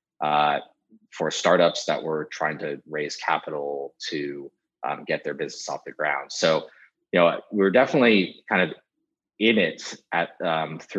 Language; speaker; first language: English; native; English